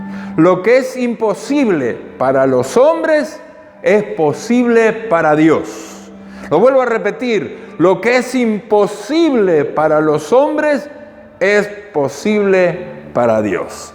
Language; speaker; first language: Spanish; native; Spanish